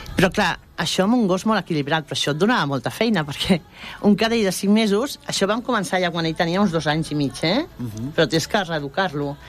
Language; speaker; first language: Catalan; non-native, local second language; Spanish